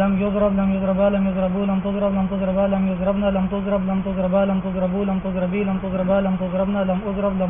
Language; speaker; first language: Arabic; non-native, learner; Urdu